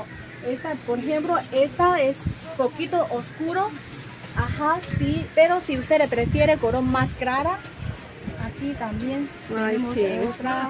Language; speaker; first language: Spanish; non-native, learner; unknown